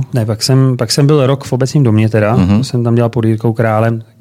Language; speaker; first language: Czech; native; Czech